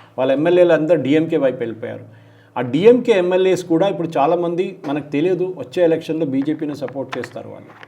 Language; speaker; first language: Telugu; non-native, local second language; Malayalam